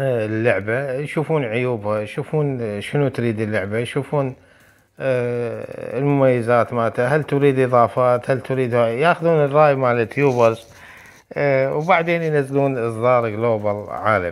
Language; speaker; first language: Arabic; native; Arabic